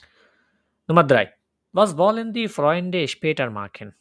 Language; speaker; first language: German; non-native, fluent; Bangla